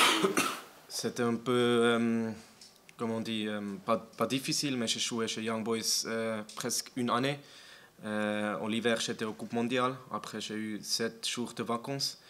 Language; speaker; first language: French; non-native, learner; German